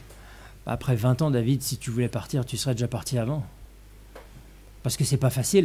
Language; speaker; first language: French; native; French